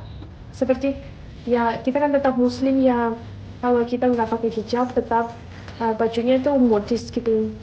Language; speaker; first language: Indonesian; non-native, fluent; Russian